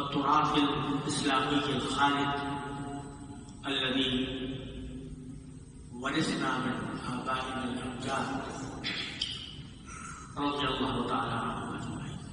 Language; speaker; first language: Arabic; non-native, fluent; Urdu